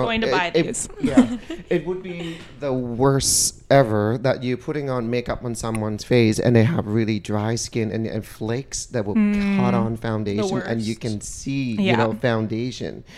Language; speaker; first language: English; non-native, fluent; Vietnamese